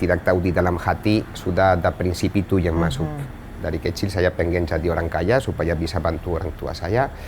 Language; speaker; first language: Indonesian; non-native, fluent; Spanish